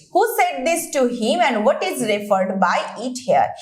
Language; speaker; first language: English; non-native, local second language; Bangla